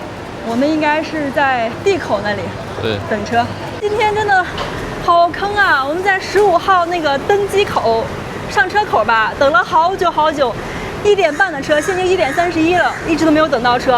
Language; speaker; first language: Chinese; native; Chinese